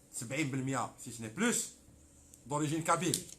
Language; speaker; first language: French; non-native, local second language; Arabic